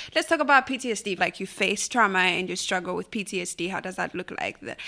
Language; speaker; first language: English; non-native, local second language; Bemba